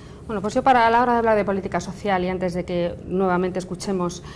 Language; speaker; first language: Spanish; native; Spanish